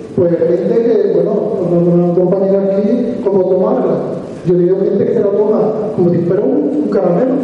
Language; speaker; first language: Spanish; native; Spanish